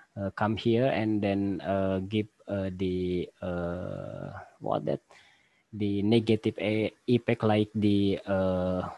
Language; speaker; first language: English; non-native, learner; Indonesian